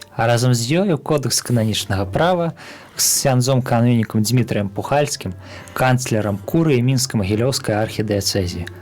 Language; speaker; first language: Belarusian; native; Belarusian